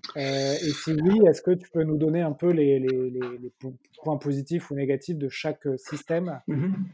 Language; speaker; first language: French; native; French